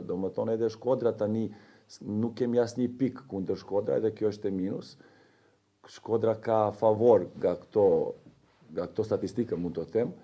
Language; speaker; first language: Albanian; non-native, learner; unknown